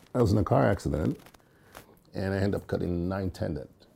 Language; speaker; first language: English; early bilingual, other home language; Jamaican Creole English